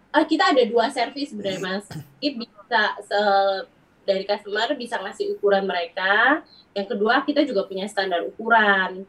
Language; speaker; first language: Indonesian; native; Indonesian